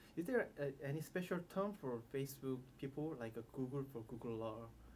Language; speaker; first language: English; non-native, learner; Korean